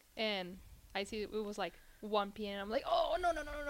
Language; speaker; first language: English; non-native, fluent; Spanish